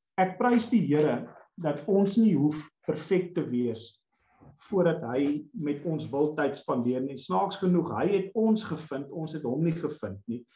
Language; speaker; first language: Afrikaans; native; Afrikaans